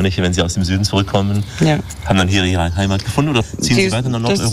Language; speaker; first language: German; native; German